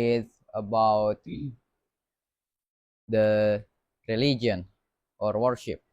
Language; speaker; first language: English; non-native, learner; Indonesian